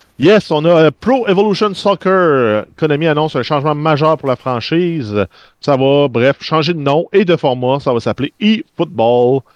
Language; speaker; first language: French; native; French